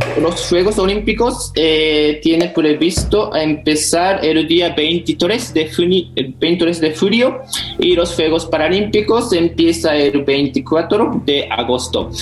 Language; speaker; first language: Spanish; non-native, fluent; Japanese